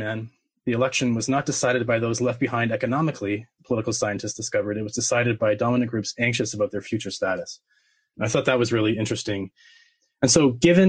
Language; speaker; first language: English; native; English